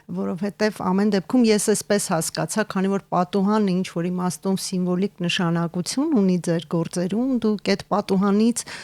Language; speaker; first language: Armenian; native; Armenian